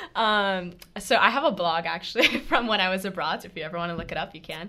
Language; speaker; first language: English; early bilingual, other home language; Spanish